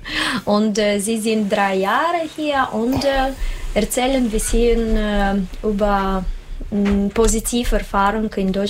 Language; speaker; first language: German; non-native, learner; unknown